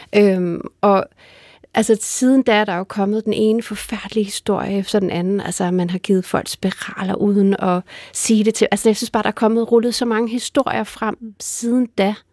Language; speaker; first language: Danish; native; Danish